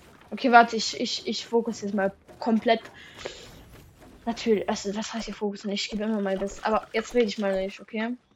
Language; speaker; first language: German; non-native, local second language; Swiss German